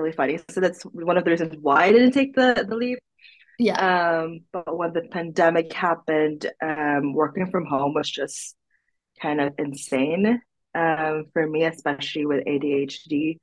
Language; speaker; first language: English; non-native, local second language; Filipino